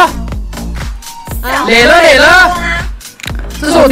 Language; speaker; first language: Chinese; native; Chinese